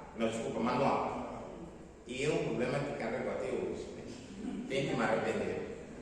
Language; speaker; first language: Portuguese; non-native, local second language; Tsonga